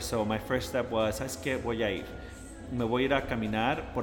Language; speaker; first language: Spanish; early bilingual, heritage; Spanish